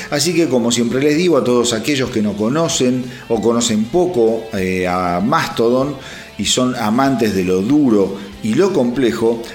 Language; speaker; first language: Spanish; native; Spanish